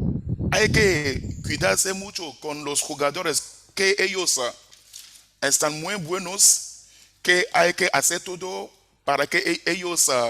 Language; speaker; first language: Spanish; non-native, fluent; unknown